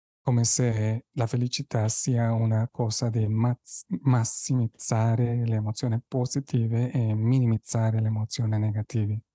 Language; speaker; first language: Italian; non-native, fluent; Spanish